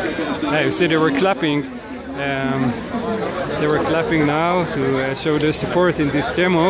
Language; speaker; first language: English; non-native, fluent; Hebrew